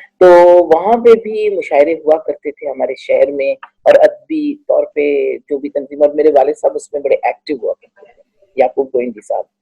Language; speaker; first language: Urdu; non-native, local second language; Punjabi